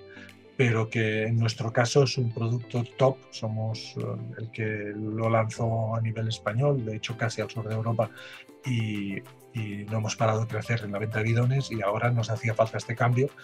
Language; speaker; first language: Spanish; native; Spanish